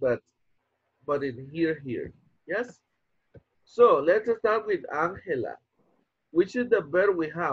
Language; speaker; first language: English; non-native, fluent; Spanish